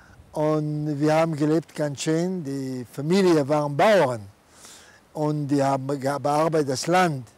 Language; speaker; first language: German; non-native, fluent; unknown